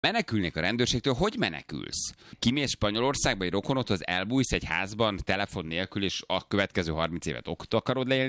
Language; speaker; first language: Hungarian; native; Hungarian